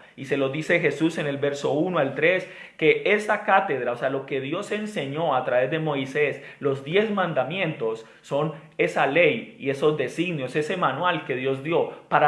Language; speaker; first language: Spanish; native; Spanish